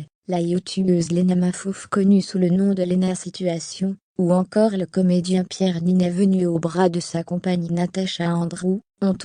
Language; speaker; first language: French; native; French